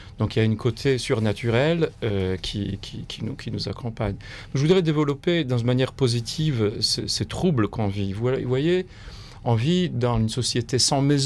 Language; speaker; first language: French; non-native, fluent; Polish